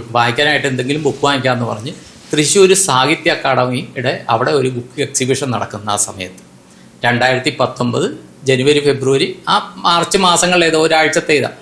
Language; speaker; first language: Malayalam; non-native, local second language; Konkani